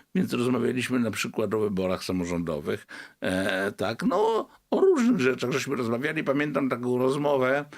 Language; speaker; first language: Polish; native; Polish